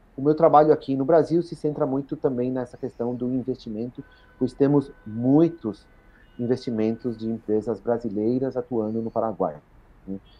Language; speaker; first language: Portuguese; early bilingual, other home language; Spanish